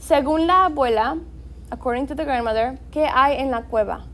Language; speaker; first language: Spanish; non-native, fluent; English